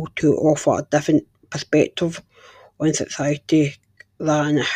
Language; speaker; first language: English; native; English